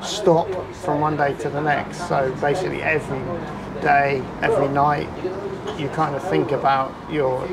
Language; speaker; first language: English; native; English